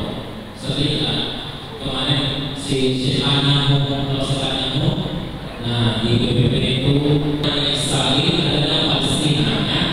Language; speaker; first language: Indonesian; non-native, fluent; Arabic